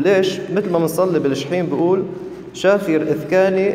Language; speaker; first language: Arabic; native; Arabic